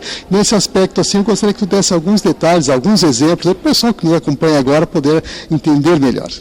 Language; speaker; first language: Portuguese; native; Portuguese